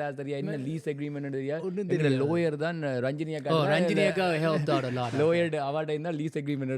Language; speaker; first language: Tamil; native; Tamil